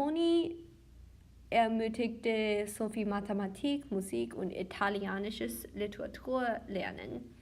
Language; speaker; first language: German; non-native, learner; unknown